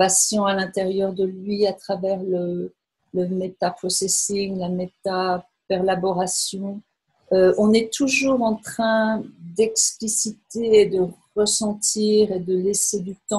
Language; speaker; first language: French; native; French